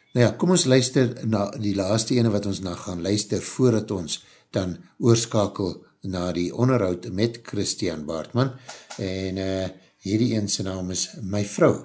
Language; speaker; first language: Afrikaans; native; Afrikaans